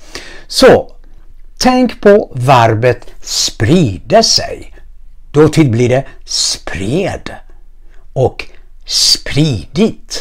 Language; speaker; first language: Swedish; non-native, fluent; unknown